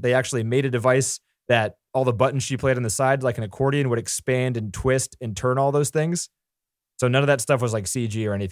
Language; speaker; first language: English; native; English